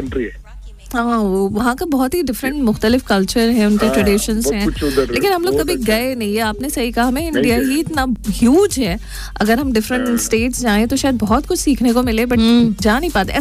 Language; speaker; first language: Hindi; native; Hindi